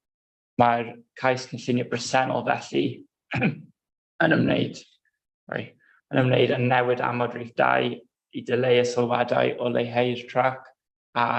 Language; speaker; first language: Welsh; non-native, local second language; English